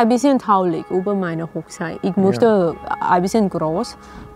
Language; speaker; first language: German; non-native, learner; Thai